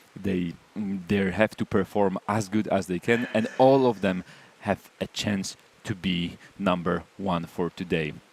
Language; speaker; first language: English; non-native, fluent; Polish